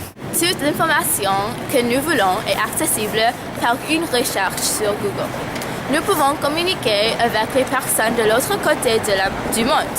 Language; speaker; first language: French; non-native, learner; English